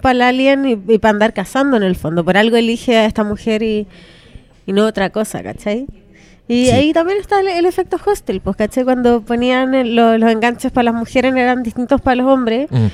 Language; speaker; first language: Spanish; native; Spanish